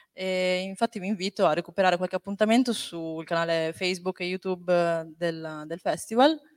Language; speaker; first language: Italian; early bilingual, other home language; Chinese